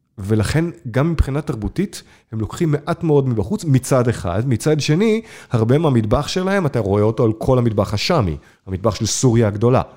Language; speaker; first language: Hebrew; native; Hebrew